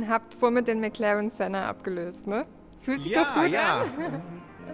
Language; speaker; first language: German; native; German